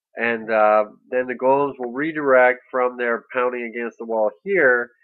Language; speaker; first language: English; native; English